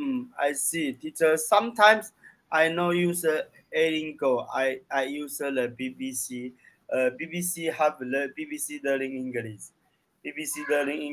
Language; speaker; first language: English; non-native, learner; Chinese